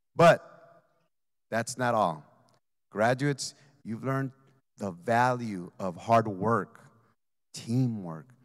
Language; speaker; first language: English; native; English